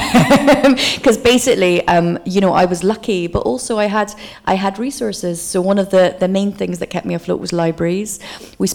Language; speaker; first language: English; native; English